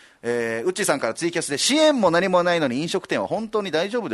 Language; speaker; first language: Japanese; native; Japanese